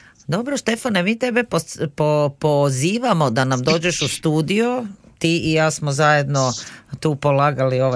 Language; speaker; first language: Croatian; native; Croatian